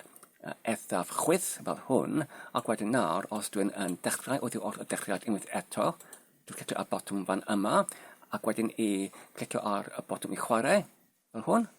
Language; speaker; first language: Welsh; non-native, learner; Polish